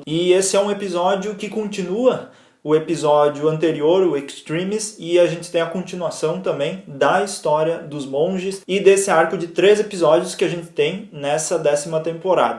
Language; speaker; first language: Portuguese; native; Portuguese